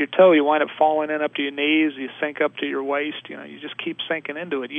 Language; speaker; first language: English; native; English